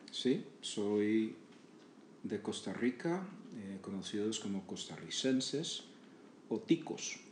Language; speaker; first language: Spanish; native; Spanish